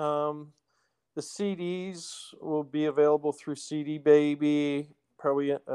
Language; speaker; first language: English; native; English